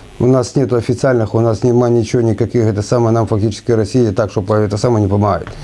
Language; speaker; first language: Russian; native; Russian